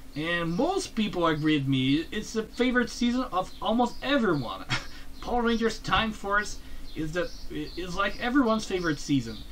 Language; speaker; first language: English; non-native, fluent; Portuguese